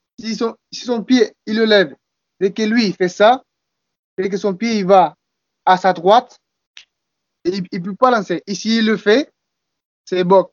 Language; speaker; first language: French; non-native, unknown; Spanish